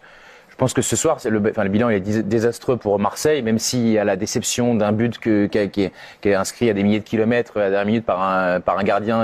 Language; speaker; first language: French; native; French